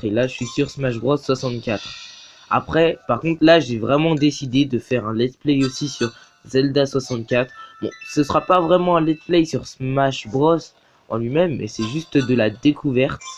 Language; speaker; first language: French; native; French